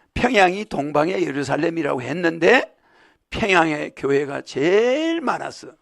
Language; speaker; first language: Korean; native; Korean